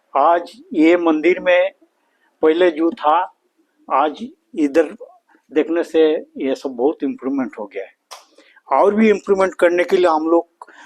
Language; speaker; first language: Hindi; non-native, local second language; Bangla